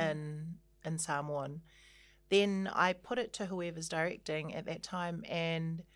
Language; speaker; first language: English; native; English